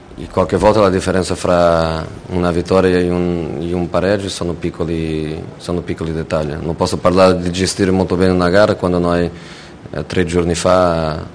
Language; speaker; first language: Italian; non-native, fluent; Portuguese